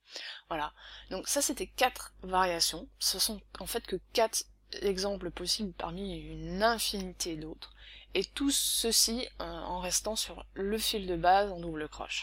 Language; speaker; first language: French; native; French